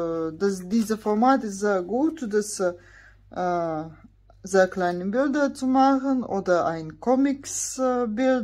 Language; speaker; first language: German; non-native, fluent; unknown